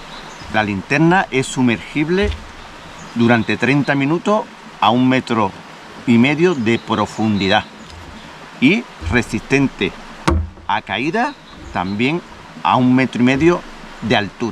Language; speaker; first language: Spanish; native; Spanish